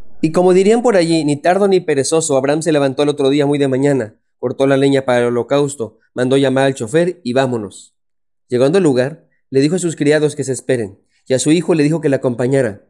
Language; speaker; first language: Spanish; native; Spanish